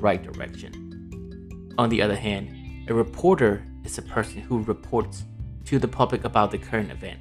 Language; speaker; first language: English; non-native, fluent; Burmese